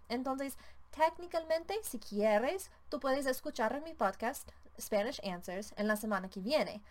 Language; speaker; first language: Spanish; non-native, learner; English